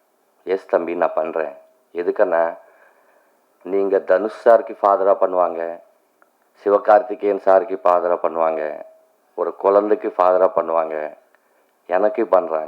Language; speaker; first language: Tamil; non-native, local second language; Telugu